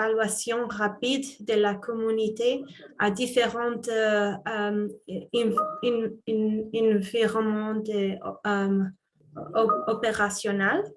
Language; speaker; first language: French; non-native, fluent; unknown